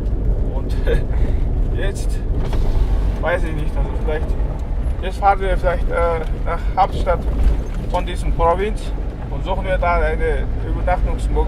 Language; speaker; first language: German; non-native, learner; Mongolian